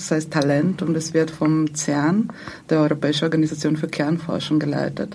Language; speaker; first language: German; non-native, fluent; Croatian